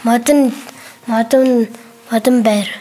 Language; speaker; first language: Mongolian; non-native, learner; Buriat